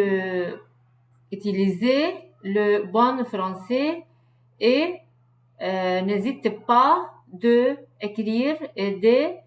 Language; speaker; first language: French; non-native, learner; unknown